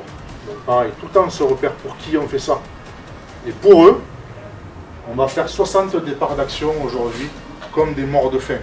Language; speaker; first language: French; native; French